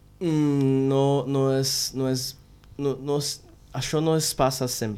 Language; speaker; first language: Catalan; non-native, learner; Portuguese